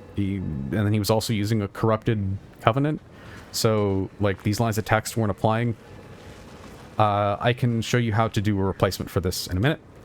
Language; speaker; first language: English; native; English